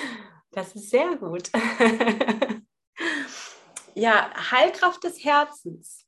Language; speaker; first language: German; native; German